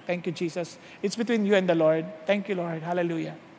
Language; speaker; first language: English; non-native, local second language; Filipino